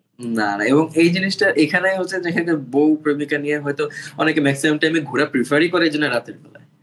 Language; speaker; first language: Bangla; native; Bangla